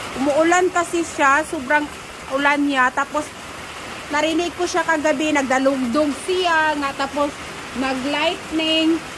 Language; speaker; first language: Filipino; non-native, local second language; Cebuano